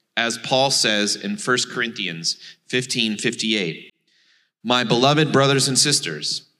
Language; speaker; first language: English; native; English